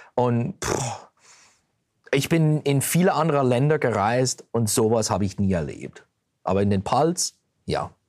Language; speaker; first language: German; early bilingual, heritage; English